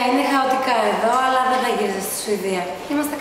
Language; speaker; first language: Greek; early bilingual, heritage; Greek